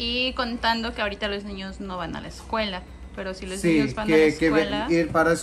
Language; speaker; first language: Spanish; native; Spanish